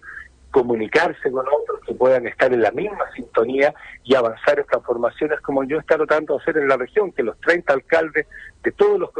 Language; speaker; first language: Spanish; native; Spanish